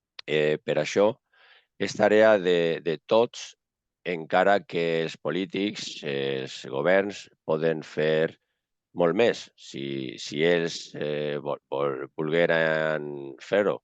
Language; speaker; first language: Catalan; non-native, local second language; Spanish